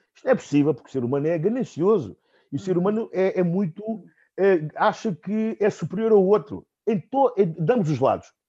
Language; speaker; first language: Portuguese; non-native, local second language; Upper Guinea Crioulo